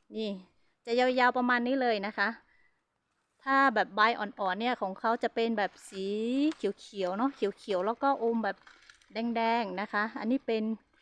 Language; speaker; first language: Thai; non-native, local second language; Hmong